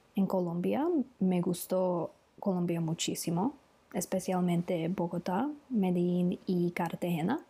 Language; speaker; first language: Spanish; non-native, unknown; English